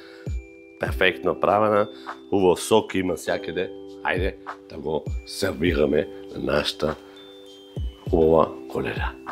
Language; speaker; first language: Bulgarian; non-native, fluent; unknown